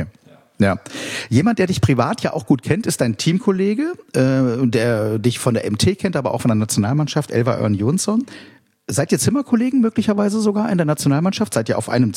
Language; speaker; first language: German; native; German